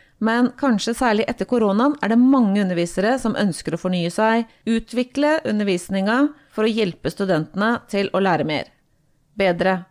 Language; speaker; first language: Norwegian; native; Norwegian